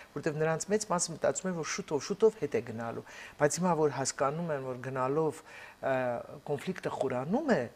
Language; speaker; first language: Armenian; native; Armenian